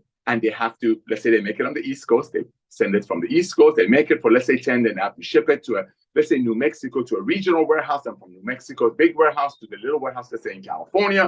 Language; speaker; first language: English; native; English